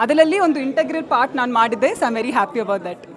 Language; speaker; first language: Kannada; non-native, learner; Malayalam